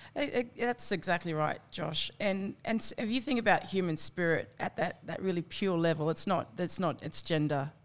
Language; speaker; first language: English; native; English